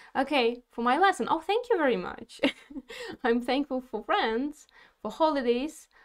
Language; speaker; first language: English; non-native, fluent; Ukrainian